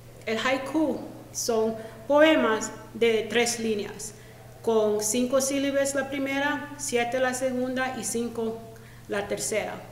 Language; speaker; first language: Spanish; early bilingual, heritage; Spanish